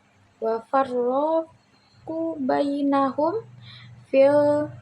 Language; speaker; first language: Arabic; non-native, learner; Indonesian